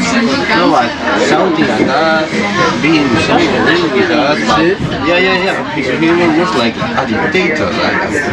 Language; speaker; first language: English; non-native, fluent; Spanish